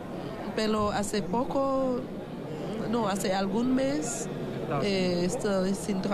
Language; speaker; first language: Spanish; non-native, learner; Haitian Creole